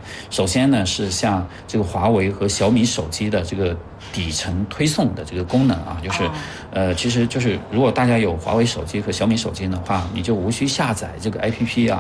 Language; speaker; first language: Chinese; native; Chinese